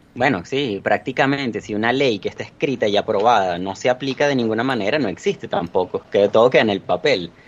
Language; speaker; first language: Spanish; native; Spanish